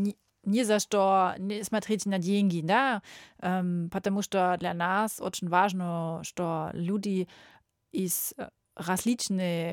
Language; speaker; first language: Russian; non-native, learner; German